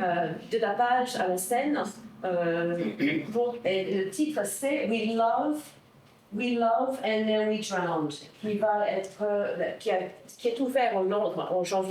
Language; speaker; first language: French; non-native, fluent; English